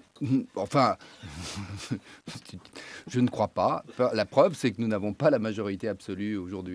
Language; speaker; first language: French; native; French